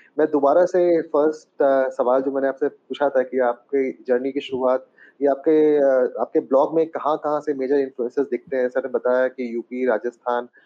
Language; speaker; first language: Hindi; native; Hindi